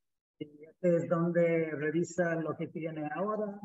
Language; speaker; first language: Spanish; non-native, fluent; English